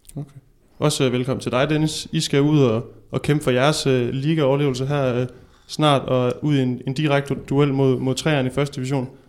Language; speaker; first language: Danish; native; Danish